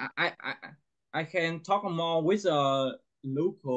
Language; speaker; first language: English; non-native, learner; Vietnamese